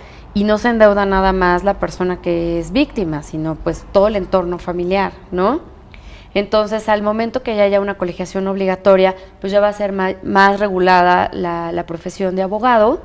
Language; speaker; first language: Spanish; native; Spanish